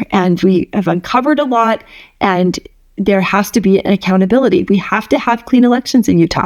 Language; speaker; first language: English; native; English